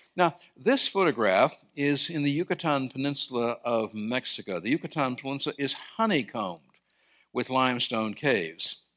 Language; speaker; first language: English; native; English